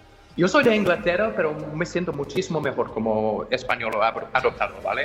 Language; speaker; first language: Spanish; non-native, fluent; English